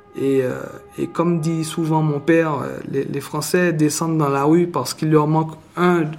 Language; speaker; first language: French; native; French